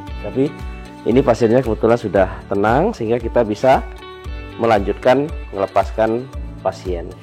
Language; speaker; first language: Indonesian; native; Indonesian